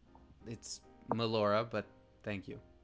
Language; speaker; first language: English; native; English